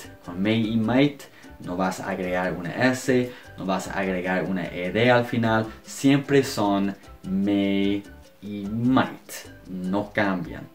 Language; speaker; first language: Spanish; non-native, fluent; English